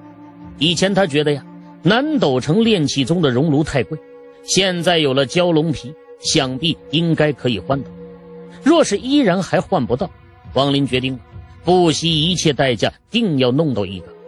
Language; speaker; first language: Chinese; native; Chinese